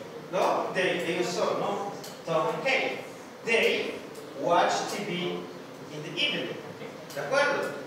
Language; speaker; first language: English; non-native, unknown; Spanish